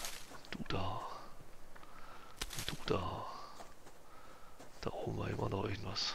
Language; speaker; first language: German; native; German